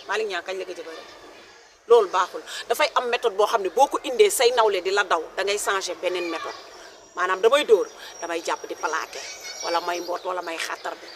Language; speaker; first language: Wolof; native; Wolof